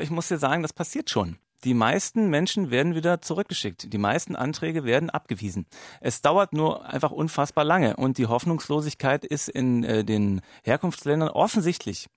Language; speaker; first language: German; native; German